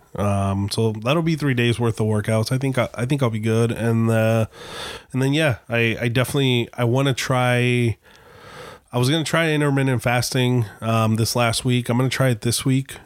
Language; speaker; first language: English; native; English